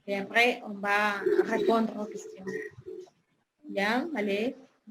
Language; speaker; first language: French; non-native, fluent; Spanish